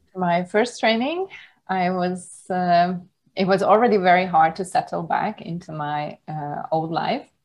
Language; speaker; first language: English; non-native, fluent; Hungarian